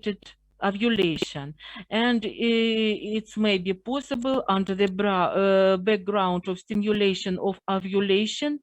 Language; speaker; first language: English; non-native, fluent; Russian